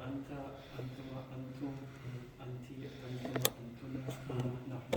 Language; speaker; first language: Arabic; non-native, learner; Urdu